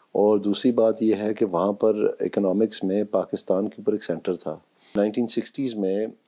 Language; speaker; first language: Urdu; non-native, local second language; Punjabi